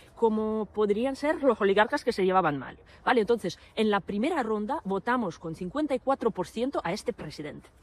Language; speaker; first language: Spanish; non-native, fluent; Ukrainian